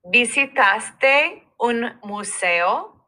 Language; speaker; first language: Spanish; non-native, fluent; English